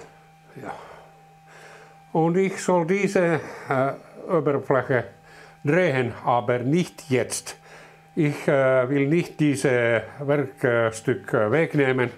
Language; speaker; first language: German; non-native, learner; Finnish